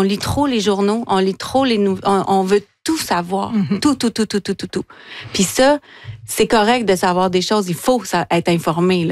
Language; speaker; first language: French; native; French